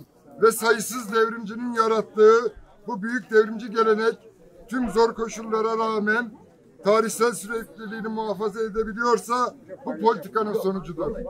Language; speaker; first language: Turkish; native; Turkish